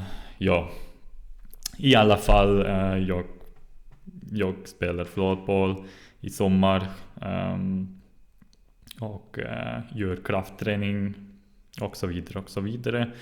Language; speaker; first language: Swedish; non-native, learner; German